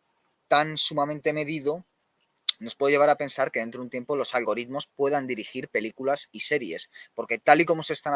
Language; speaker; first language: Spanish; native; Spanish